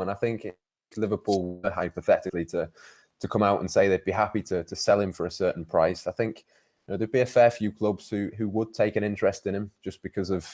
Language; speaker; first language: English; native; English